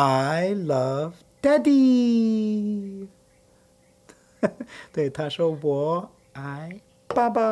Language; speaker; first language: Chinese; non-native, fluent; English